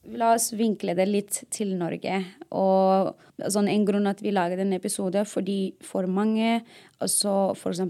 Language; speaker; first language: Norwegian; non-native, fluent; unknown